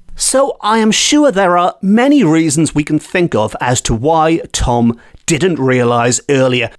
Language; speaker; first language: English; native; English